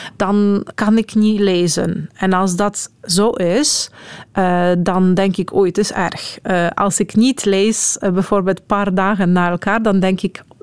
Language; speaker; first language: Dutch; non-native, fluent; Polish